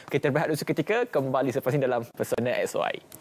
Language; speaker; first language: Malay; native; Malay